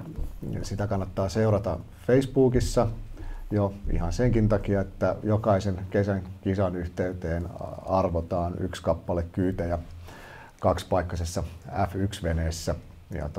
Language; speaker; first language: Finnish; native; Finnish